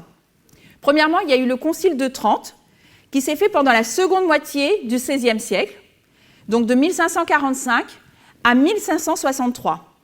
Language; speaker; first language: French; native; French